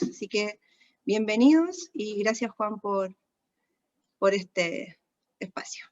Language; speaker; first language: Spanish; native; Spanish